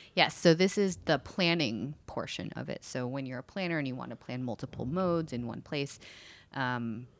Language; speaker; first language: English; native; English